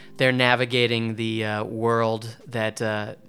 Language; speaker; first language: English; native; English